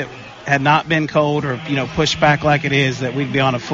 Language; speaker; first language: English; native; English